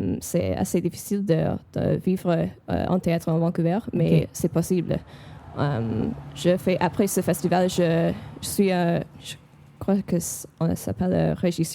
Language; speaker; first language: French; non-native, fluent; English